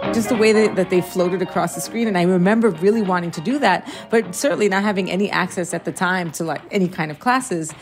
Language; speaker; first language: English; early bilingual, heritage; Spanish